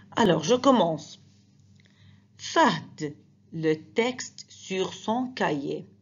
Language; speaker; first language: French; non-native, fluent; Arabic